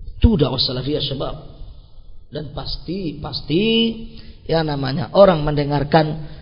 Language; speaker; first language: Indonesian; non-native, local second language; Minangkabau